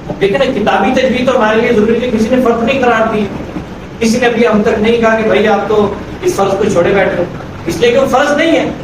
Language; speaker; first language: Urdu; native; Urdu